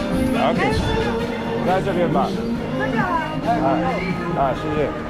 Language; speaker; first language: Chinese; non-native, fluent; English